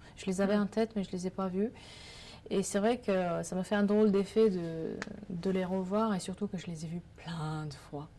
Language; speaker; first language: French; non-native, fluent; Romanian